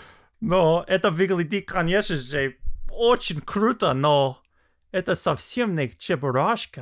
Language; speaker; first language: Russian; non-native, fluent; English